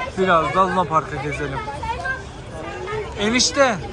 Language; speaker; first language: Turkish; native; Turkish